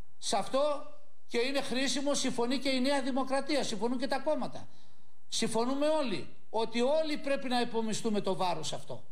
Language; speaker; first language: Greek; native; Greek